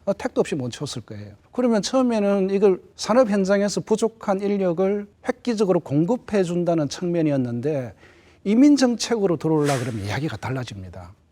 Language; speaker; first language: Korean; native; Korean